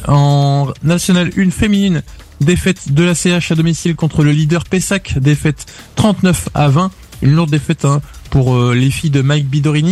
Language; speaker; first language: French; native; French